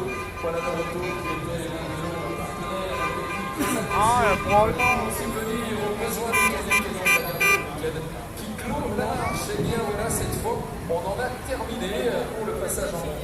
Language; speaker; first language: French; native; French